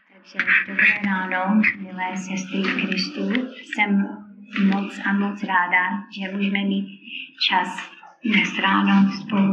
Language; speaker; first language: Czech; non-native, fluent; English